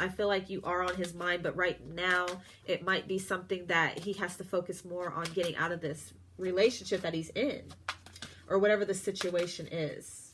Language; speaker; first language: English; native; English